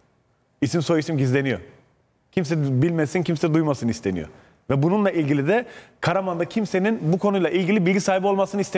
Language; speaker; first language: Turkish; native; Turkish